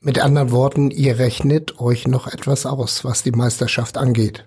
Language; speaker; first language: German; native; German